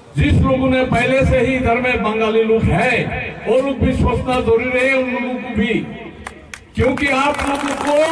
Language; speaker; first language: Hindi; non-native, local second language; Assamese